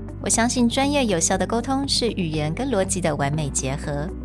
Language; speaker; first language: Chinese; native; Chinese